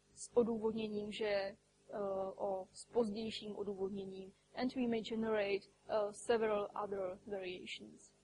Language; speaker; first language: Czech; native; Czech